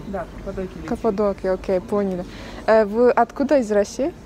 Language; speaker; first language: Russian; non-native, learner; Turkish